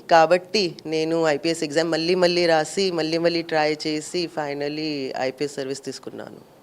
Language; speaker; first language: Telugu; non-native, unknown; Hindi